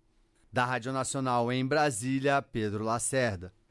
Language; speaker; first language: Portuguese; native; Portuguese